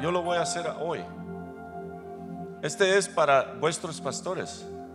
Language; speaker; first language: Spanish; non-native, fluent; English